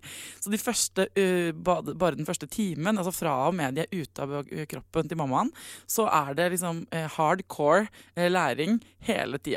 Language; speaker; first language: Norwegian; native; Norwegian